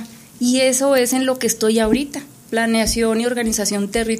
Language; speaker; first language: Spanish; native; Spanish